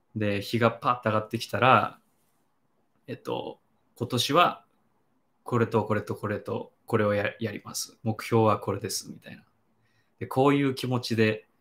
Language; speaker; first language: Japanese; native; Japanese